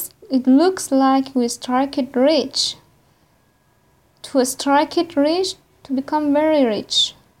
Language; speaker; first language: English; non-native, fluent; Persian